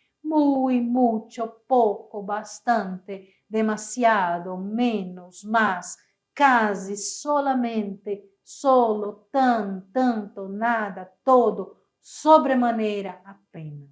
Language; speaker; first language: Spanish; non-native, fluent; Portuguese